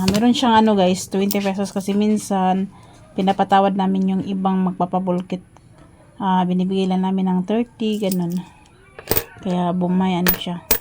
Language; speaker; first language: Filipino; non-native, local second language; Cebuano